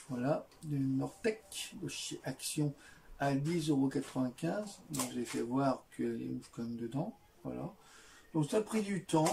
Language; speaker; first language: French; native; French